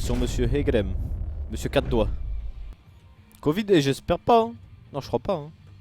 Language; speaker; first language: French; native; French